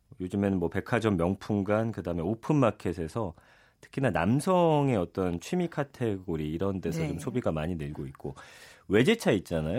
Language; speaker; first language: Korean; native; Korean